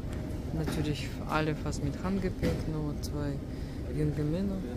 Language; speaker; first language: German; non-native, learner; Russian